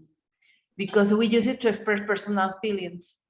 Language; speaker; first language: English; non-native, fluent; Spanish